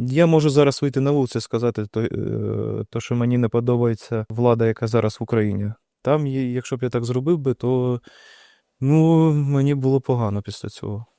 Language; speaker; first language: Ukrainian; non-native, local second language; Russian